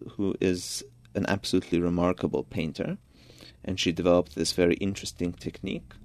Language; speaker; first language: English; non-native, fluent; Georgian